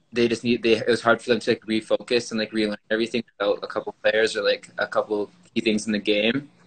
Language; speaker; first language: English; native; English